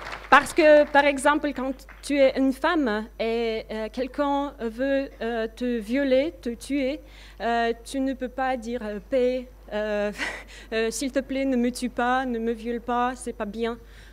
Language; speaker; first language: French; non-native, fluent; Russian